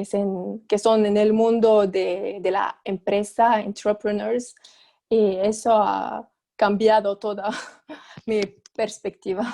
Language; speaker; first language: Spanish; non-native, fluent; Arabic